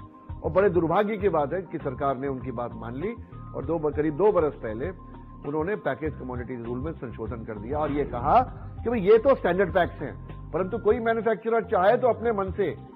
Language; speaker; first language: Hindi; native; Hindi